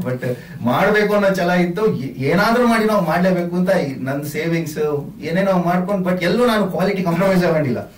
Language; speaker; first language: Kannada; non-native, local second language; Tulu